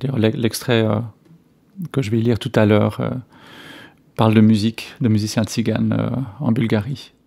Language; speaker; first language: French; native; French